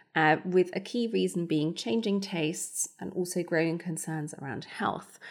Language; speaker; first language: English; non-native, fluent; German